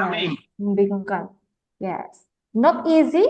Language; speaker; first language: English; non-native, fluent; Indonesian